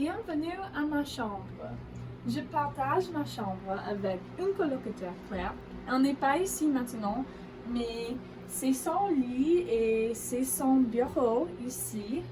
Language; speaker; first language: French; non-native, learner; English